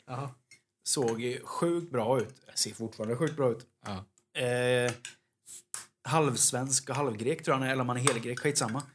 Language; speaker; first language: Swedish; native; Swedish